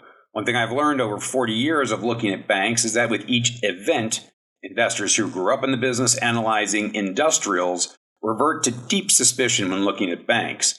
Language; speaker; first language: English; native; English